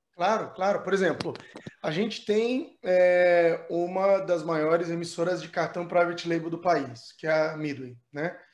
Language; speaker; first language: Portuguese; native; Portuguese